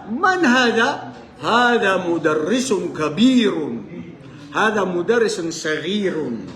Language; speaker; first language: Arabic; non-native, fluent; Filipino